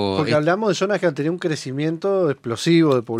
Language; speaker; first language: Spanish; native; Spanish